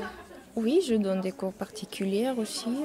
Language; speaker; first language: French; non-native, fluent; Korean